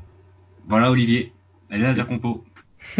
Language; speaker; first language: French; native; French